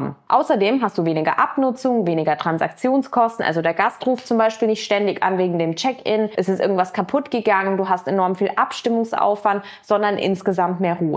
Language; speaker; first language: German; native; German